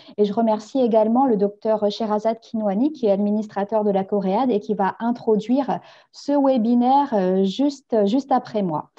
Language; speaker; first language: French; native; French